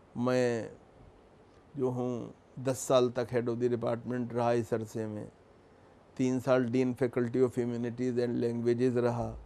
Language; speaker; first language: Urdu; native; Urdu